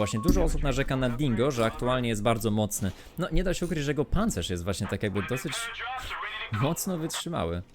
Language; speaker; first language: Polish; native; Polish